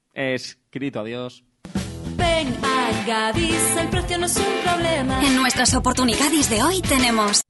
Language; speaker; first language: Spanish; native; Spanish